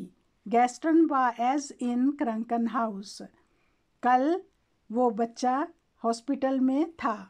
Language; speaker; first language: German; non-native, learner; Urdu